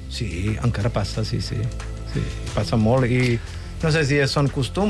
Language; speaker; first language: Catalan; non-native, fluent; Punjabi